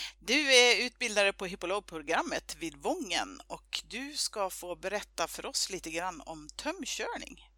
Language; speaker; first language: Swedish; native; Swedish